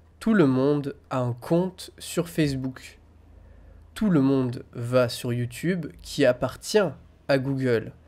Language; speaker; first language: French; native; French